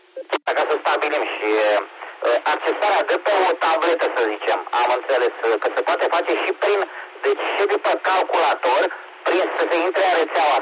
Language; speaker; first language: Romanian; native; Romanian